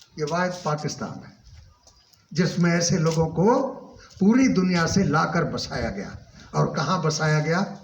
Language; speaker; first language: Urdu; non-native, local second language; Sindhi